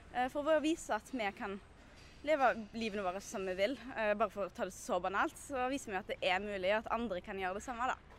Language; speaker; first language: Norwegian; early bilingual, other home language; Arabic